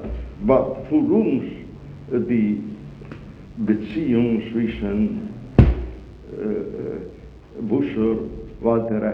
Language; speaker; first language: German; non-native, fluent; Italian